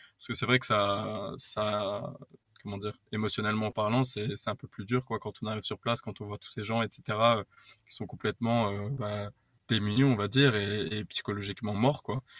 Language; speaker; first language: French; native; French